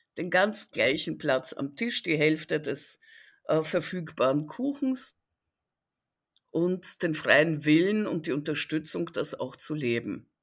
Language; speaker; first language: German; early bilingual, other home language; Russian